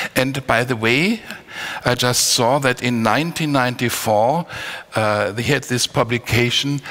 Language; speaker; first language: English; non-native, fluent; German